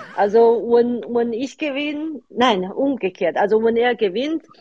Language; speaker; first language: German; non-native, fluent; Chinese